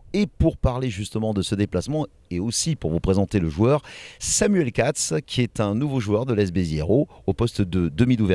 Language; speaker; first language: French; native; French